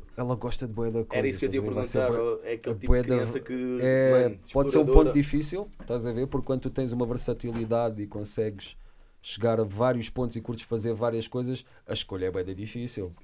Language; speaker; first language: Portuguese; native; Portuguese